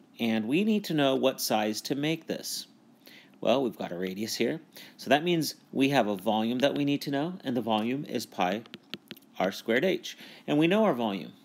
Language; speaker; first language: English; native; English